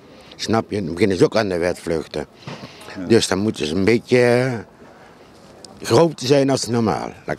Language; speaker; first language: Dutch; native; Dutch